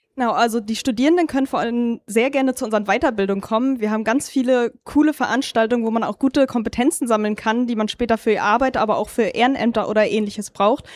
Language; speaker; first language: German; native; German